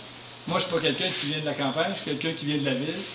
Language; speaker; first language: French; native; French